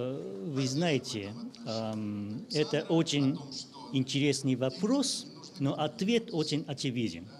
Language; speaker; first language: Russian; non-native, learner; Japanese